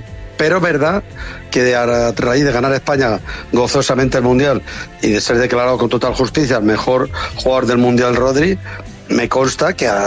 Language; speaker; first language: Spanish; native; Spanish